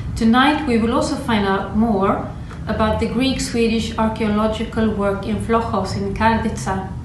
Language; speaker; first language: English; non-native, fluent; Swedish